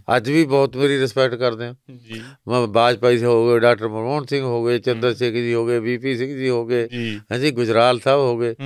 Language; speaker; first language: Punjabi; native; Punjabi